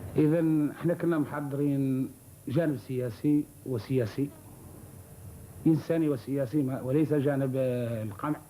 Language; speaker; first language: Arabic; native; Arabic